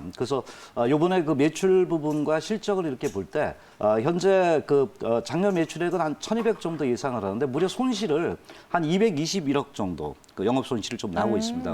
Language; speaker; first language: Korean; native; Korean